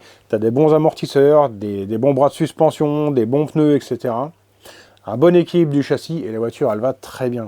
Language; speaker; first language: French; native; French